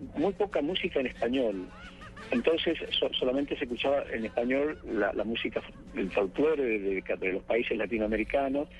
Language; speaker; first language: Spanish; native; Spanish